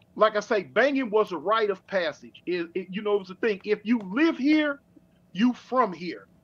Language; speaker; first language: English; native; English